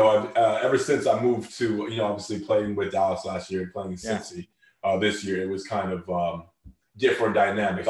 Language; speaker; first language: English; native; English